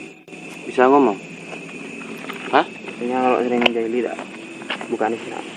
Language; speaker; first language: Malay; non-native, local second language; Madurese